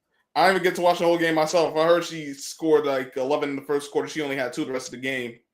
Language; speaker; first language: English; native; English